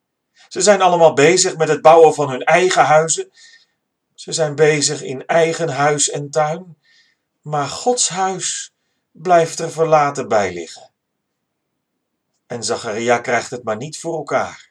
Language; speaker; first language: Dutch; native; Dutch